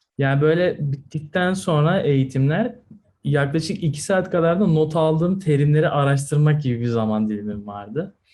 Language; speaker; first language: Turkish; native; Turkish